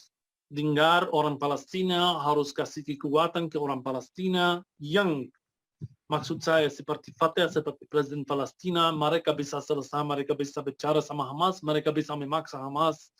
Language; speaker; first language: Indonesian; non-native, fluent; Arabic